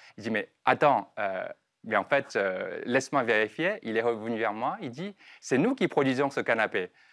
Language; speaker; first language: French; non-native, fluent; Chinese